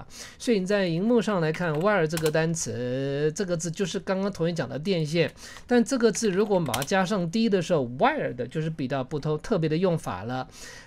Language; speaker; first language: Chinese; native; Chinese